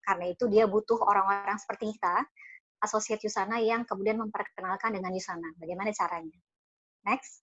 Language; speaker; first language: Indonesian; native; Indonesian